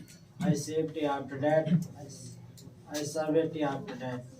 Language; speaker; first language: English; non-native, learner; Hindi